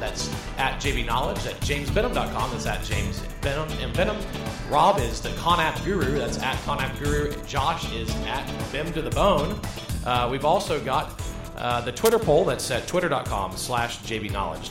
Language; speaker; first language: English; native; English